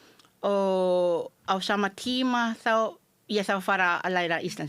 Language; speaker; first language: Icelandic; non-native, fluent; Malay